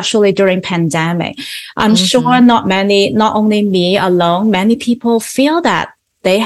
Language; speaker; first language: English; non-native, local second language; Cantonese